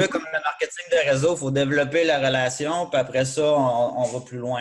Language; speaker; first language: French; native; French